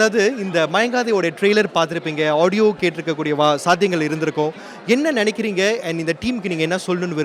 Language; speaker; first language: Tamil; native; Tamil